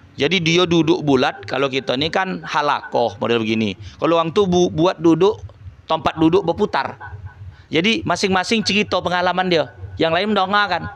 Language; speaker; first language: Malay; native; Malay